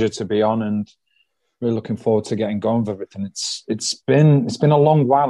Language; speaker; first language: English; native; English